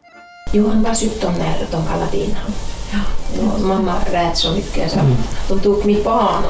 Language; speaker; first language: Swedish; non-native, learner; Finnish